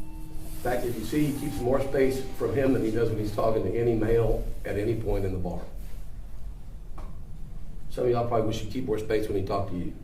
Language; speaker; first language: English; native; English